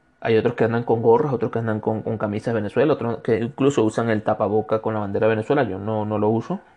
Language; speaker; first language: Spanish; native; Spanish